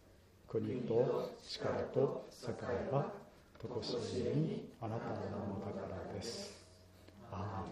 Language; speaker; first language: Japanese; native; Japanese